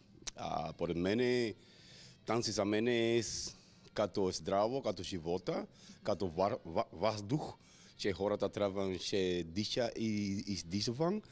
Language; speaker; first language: Bulgarian; non-native, learner; Spanish